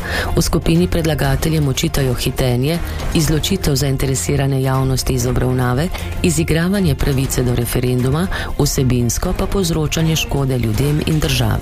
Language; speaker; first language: Slovenian; native; Slovenian